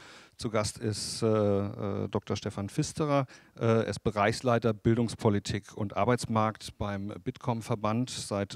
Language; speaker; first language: German; native; German